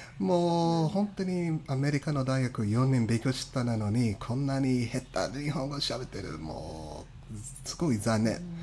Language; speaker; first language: Japanese; non-native, fluent; English